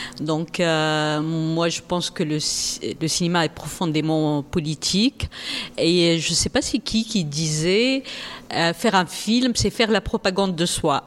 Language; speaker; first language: French; non-native, local second language; Arabic